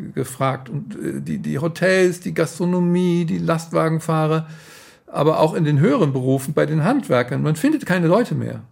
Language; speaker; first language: German; native; German